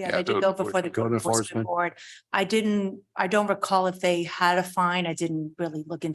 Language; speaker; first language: English; native; English